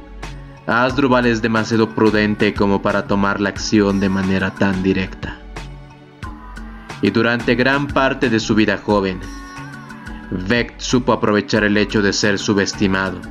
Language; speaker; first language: Spanish; native; Spanish